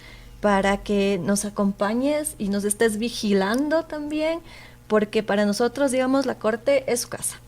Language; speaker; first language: Spanish; native; Spanish